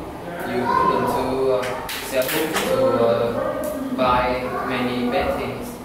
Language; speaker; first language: English; non-native, learner; Vietnamese